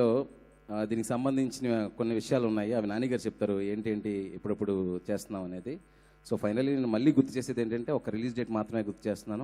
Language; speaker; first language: Telugu; native; Telugu